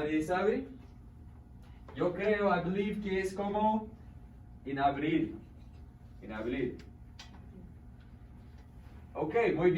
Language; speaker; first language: Spanish; non-native, fluent; English